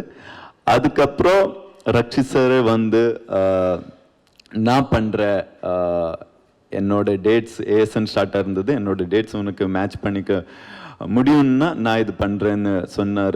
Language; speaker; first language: Tamil; non-native, learner; Kannada